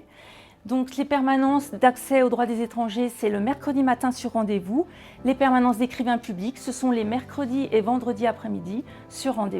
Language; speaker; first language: French; native; French